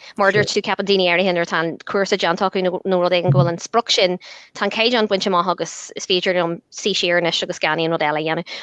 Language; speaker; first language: Irish; non-native, local second language; English